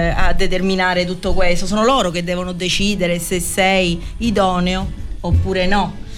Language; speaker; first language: Italian; native; Italian